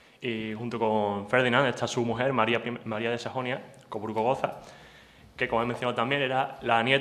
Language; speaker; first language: Spanish; native; Spanish